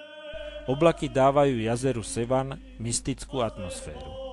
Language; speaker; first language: Slovak; native; Slovak